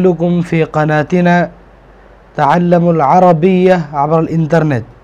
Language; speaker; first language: Arabic; non-native, fluent; Urdu